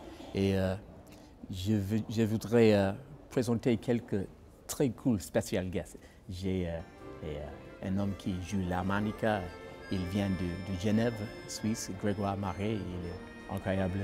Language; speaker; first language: French; non-native, fluent; English